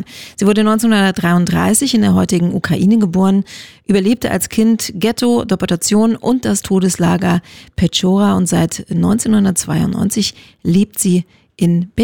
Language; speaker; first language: German; native; German